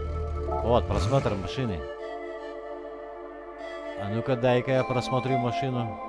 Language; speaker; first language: Russian; native; Russian